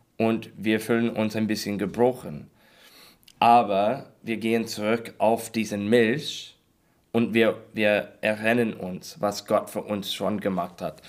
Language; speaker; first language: German; non-native, learner; English